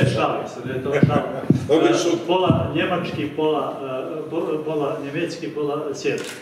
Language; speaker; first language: Russian; non-native, learner; Serbian